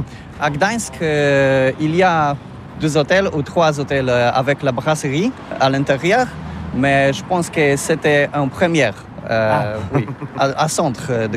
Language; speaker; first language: French; non-native, learner; Polish